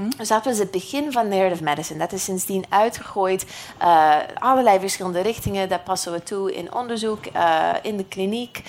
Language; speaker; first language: Dutch; non-native, fluent; English